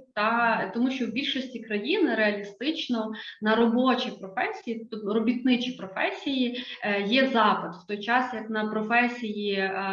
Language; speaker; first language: Ukrainian; native; Ukrainian